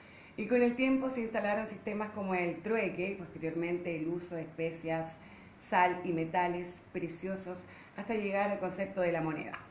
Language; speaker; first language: Spanish; native; Spanish